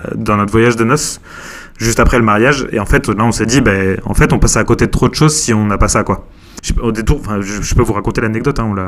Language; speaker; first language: French; native; French